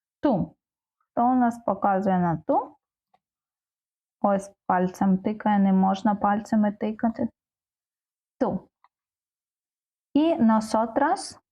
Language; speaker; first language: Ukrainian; native; Ukrainian